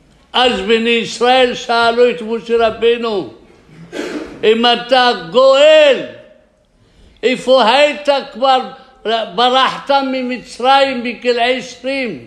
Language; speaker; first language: Hebrew; non-native, fluent; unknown